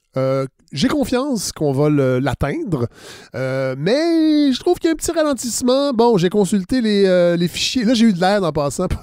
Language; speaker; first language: French; native; French